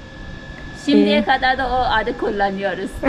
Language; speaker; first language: Turkish; non-native, fluent; Turkmen